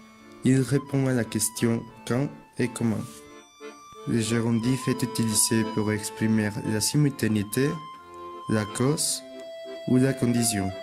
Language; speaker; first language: French; non-native, fluent; Spanish